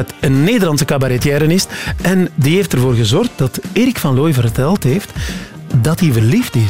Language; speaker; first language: Dutch; native; Dutch